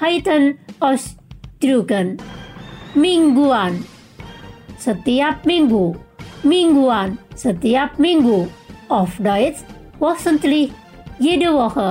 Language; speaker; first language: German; non-native, fluent; Indonesian